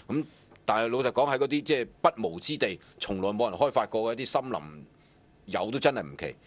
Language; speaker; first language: Cantonese; native; Cantonese